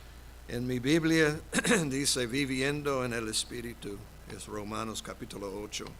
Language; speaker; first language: Spanish; non-native, fluent; English